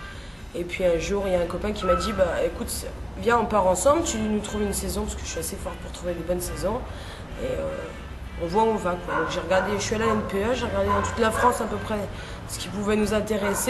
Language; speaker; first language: French; native; French